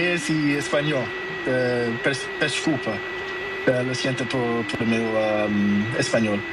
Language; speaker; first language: Spanish; non-native, learner; Portuguese